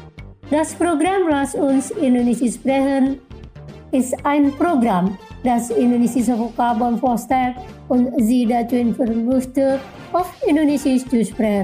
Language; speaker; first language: German; non-native, fluent; Indonesian